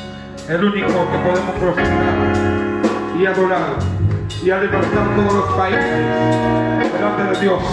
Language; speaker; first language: Spanish; non-native, fluent; Haitian Creole